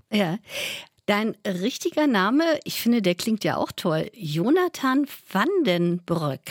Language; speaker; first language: German; native; German